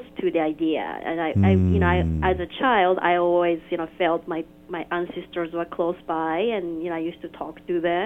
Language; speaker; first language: English; non-native, fluent; Japanese